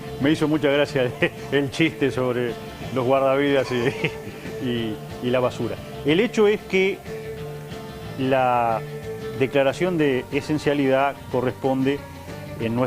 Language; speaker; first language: Spanish; native; Spanish